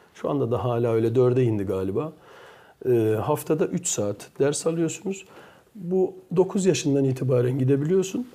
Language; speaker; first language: Turkish; early bilingual, heritage; Turkish